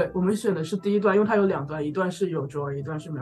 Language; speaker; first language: Chinese; native; Chinese